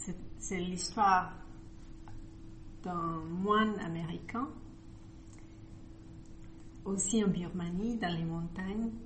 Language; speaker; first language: French; non-native, fluent; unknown